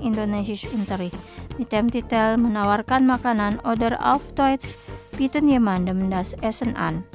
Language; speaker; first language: German; non-native, fluent; Indonesian